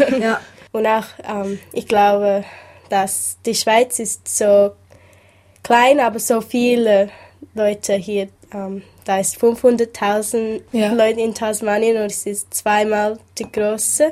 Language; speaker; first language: German; non-native, learner; English